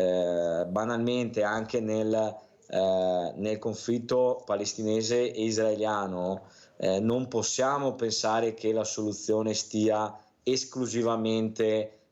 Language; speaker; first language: Italian; native; Italian